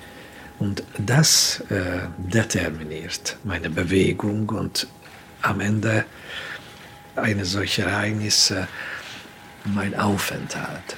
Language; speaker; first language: German; non-native, fluent; Hungarian